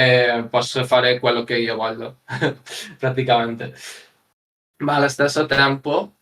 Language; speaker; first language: Italian; non-native, learner; Spanish